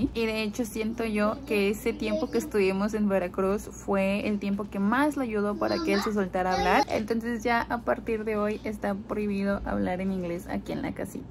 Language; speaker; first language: Spanish; native; Spanish